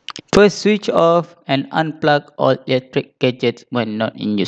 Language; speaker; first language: English; non-native, local second language; Malay